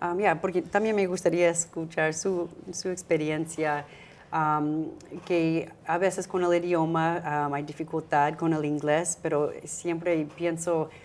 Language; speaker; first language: Spanish; non-native, fluent; English